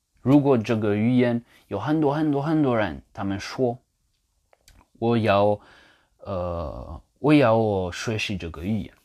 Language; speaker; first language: Chinese; non-native, learner; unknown